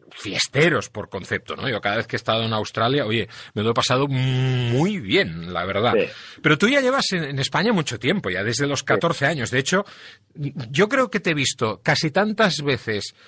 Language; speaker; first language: Spanish; non-native, local second language; Catalan